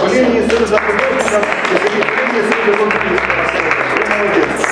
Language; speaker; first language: Russian; native; Russian